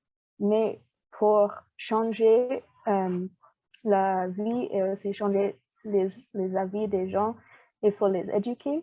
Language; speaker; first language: French; non-native, learner; English